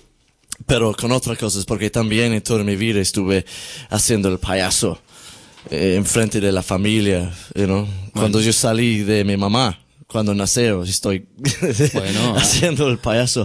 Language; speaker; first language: Spanish; non-native, learner; English